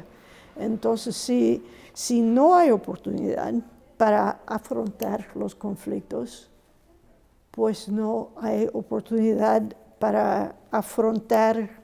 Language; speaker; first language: Spanish; non-native, fluent; English